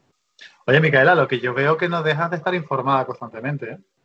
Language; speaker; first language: Spanish; native; Spanish